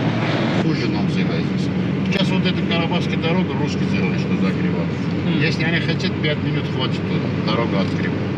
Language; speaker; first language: Russian; non-native, learner; Armenian